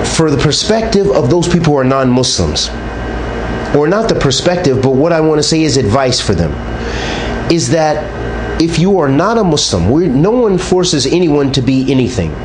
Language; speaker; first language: English; native; English